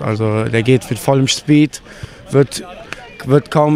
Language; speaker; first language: German; native; German